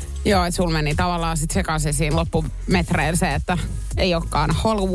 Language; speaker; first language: Finnish; native; Finnish